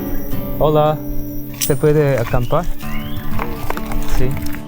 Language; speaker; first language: Spanish; non-native, learner; Korean